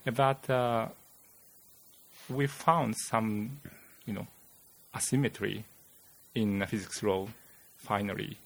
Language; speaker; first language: English; non-native, fluent; Japanese